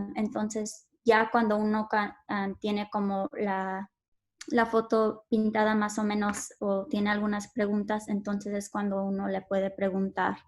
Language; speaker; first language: Spanish; early bilingual, heritage; Spanish